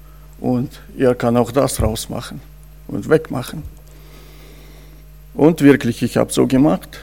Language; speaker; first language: German; non-native, fluent; Russian